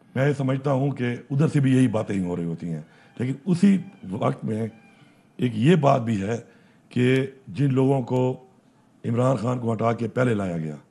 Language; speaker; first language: Urdu; non-native, local second language; Pashto